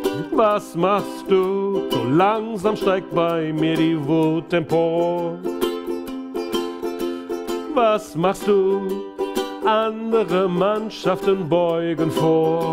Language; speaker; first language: German; native; German